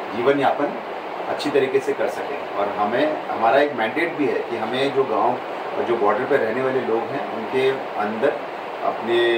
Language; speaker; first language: Hindi; native; Hindi